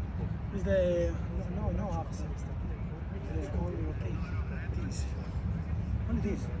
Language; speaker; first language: English; non-native, learner; Italian